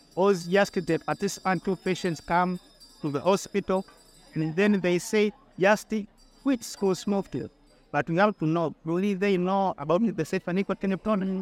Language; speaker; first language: English; non-native, local second language; Swahili